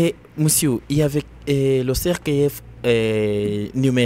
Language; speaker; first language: French; non-native, learner; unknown